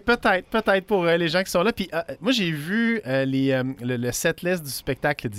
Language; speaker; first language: French; native; French